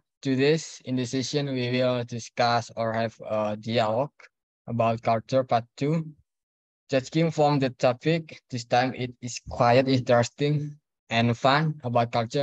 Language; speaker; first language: English; non-native, learner; Indonesian